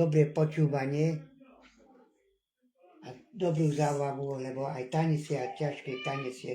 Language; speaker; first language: Slovak; non-native, local second language; Hungarian